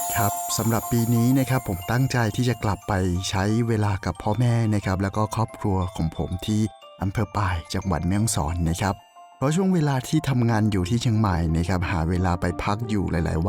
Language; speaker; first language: Thai; native; Thai